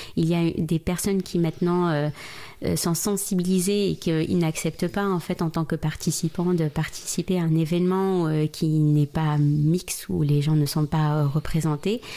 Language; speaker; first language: French; non-native, local second language; Arabic